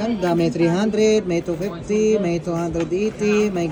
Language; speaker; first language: Filipino; non-native, learner; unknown